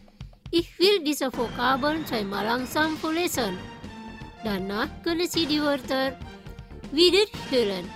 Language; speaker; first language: German; non-native, learner; Indonesian